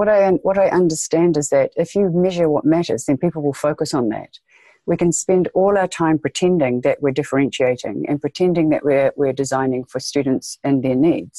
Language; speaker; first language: English; native; English